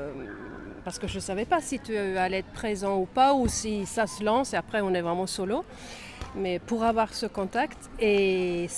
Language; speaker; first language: French; non-native, fluent; Swedish